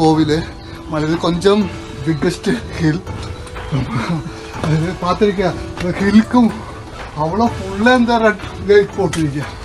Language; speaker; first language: Tamil; non-native, learner; Malayalam